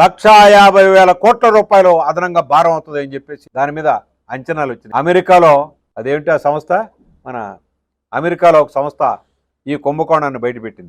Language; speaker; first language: Telugu; native; Telugu